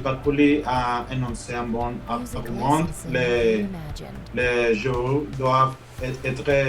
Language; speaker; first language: French; non-native, fluent; Spanish